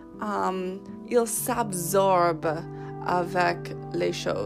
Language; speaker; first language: French; non-native, fluent; English